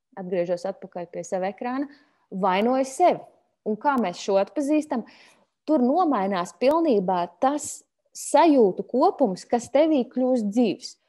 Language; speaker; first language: Latvian; native; Latvian